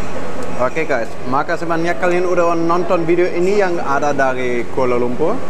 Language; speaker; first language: Indonesian; non-native, fluent; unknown